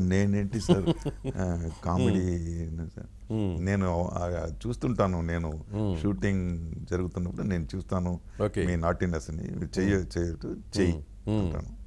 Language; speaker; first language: Telugu; non-native, learner; Tamil